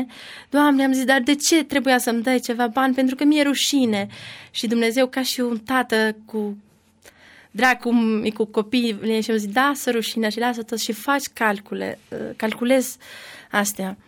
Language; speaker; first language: Romanian; non-native, learner; Albanian